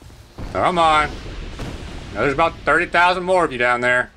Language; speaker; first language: English; native; English